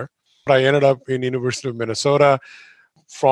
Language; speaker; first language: English; non-native, local second language; Bangla